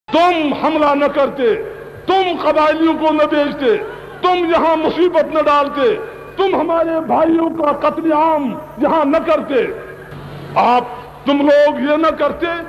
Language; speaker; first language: Urdu; non-native, local second language; Kashmiri